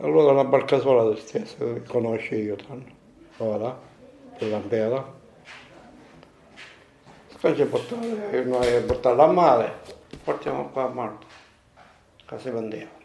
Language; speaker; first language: Italian; non-native, learner; Maltese